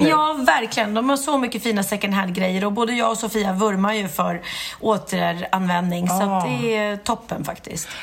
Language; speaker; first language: Swedish; native; Swedish